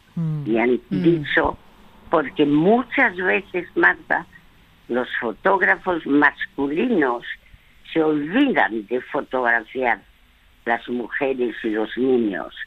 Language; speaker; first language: Spanish; early bilingual, other home language; French